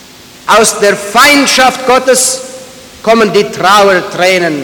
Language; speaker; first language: German; early bilingual, heritage; German